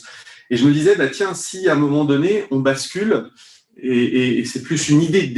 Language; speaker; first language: French; native; French